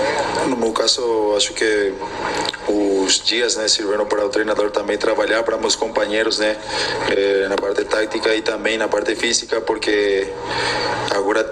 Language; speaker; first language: Portuguese; non-native, fluent; Spanish